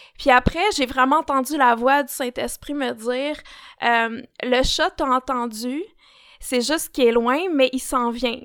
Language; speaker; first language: French; native; French